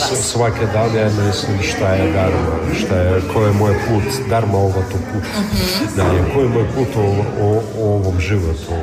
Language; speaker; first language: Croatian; non-native, fluent; Russian